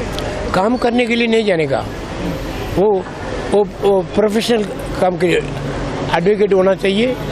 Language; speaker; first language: Hindi; non-native, local second language; Tamil